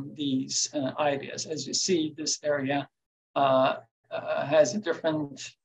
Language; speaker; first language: English; non-native, fluent; Turkish